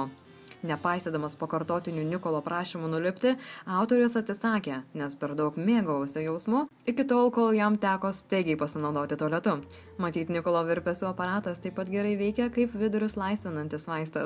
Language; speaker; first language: Lithuanian; native; Lithuanian